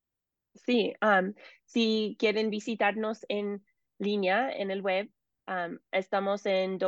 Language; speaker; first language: Spanish; non-native, fluent; English